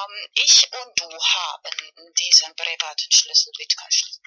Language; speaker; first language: German; non-native, fluent; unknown